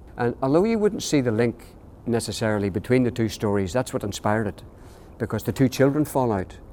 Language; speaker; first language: English; native; English